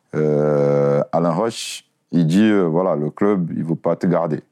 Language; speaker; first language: French; non-native, fluent; Portuguese